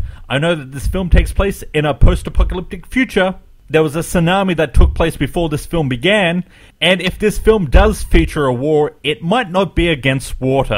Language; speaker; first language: English; native; English